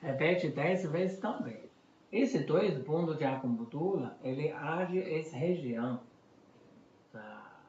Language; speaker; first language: Portuguese; non-native, fluent; Chinese